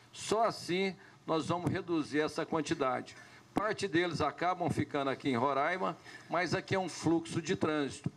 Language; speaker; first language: Portuguese; native; Portuguese